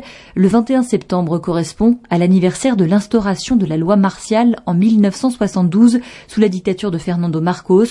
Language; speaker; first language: French; native; French